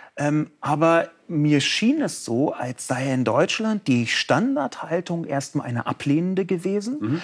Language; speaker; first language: German; native; German